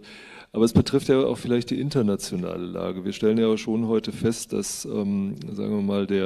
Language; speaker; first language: German; native; German